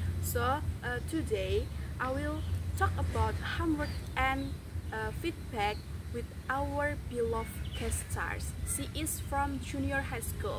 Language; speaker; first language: English; non-native, learner; Indonesian